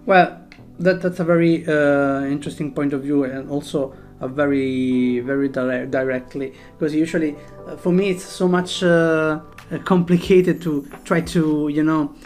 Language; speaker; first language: English; non-native, fluent; Italian